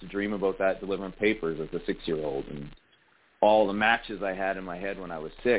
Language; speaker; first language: English; native; English